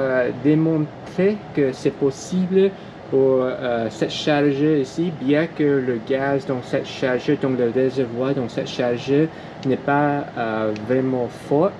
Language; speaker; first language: French; non-native, learner; English